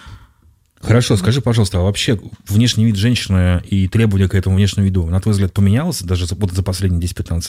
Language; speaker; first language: Russian; native; Russian